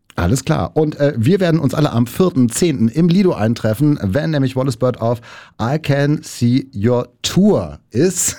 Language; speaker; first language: German; native; German